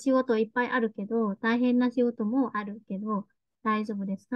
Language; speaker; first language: Japanese; non-native, fluent; Vietnamese